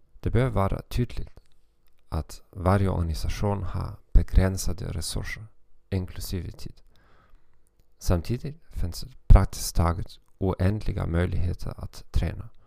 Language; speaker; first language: Swedish; non-native, fluent; German